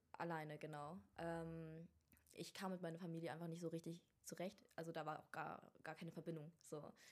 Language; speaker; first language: German; early bilingual, other home language; Vietnamese